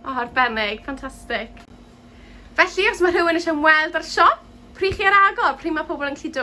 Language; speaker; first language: Welsh; native; Welsh